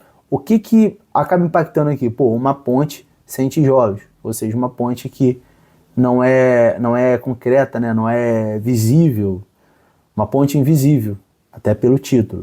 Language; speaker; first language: Portuguese; native; Portuguese